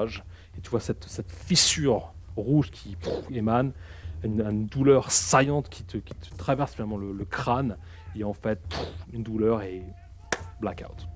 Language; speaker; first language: French; native; French